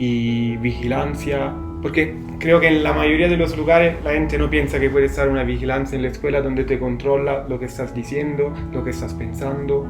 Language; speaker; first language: Spanish; non-native, fluent; Italian